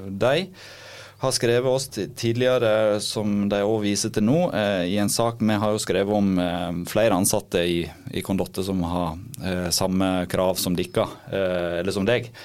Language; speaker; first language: Norwegian; native; Norwegian